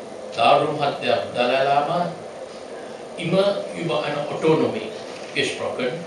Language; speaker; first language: German; non-native, learner; Sinhala